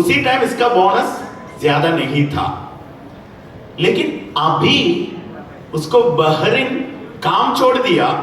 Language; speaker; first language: Hindi; non-native, learner; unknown